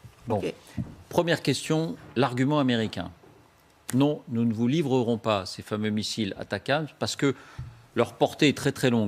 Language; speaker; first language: French; native; French